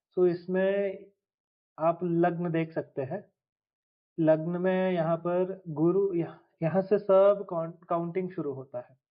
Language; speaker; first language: Hindi; non-native, local second language; Tulu